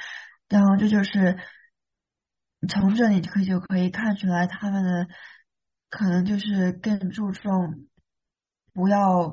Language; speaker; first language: Chinese; early bilingual, heritage; Chinese